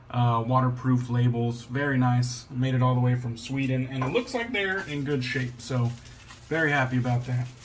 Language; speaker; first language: English; native; English